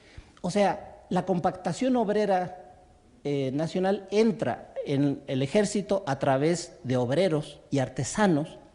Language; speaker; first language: Spanish; native; Spanish